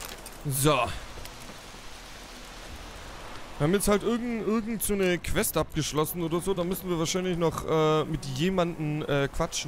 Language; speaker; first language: German; native; German